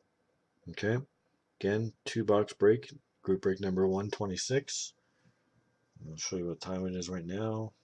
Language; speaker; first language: English; native; English